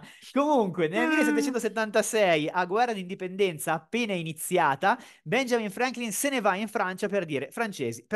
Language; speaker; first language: Italian; native; Italian